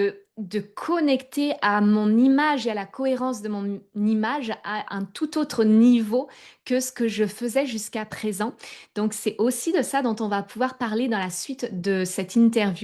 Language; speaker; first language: French; native; French